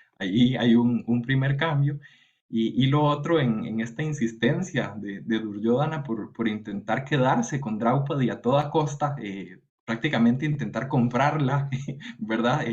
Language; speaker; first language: Spanish; native; Spanish